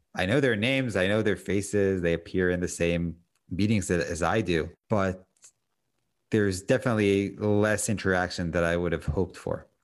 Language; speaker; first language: English; non-native, fluent; Hebrew